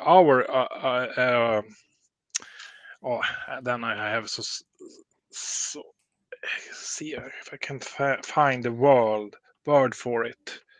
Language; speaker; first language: English; non-native, learner; Swedish